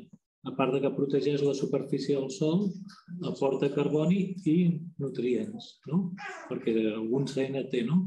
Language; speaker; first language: Catalan; native; Catalan